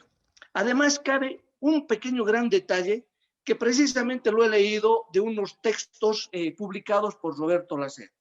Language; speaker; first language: Spanish; native; Spanish